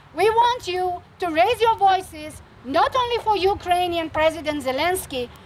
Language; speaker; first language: English; non-native, fluent; Armenian